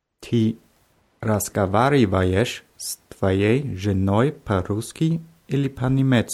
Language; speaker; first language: Russian; non-native, learner; German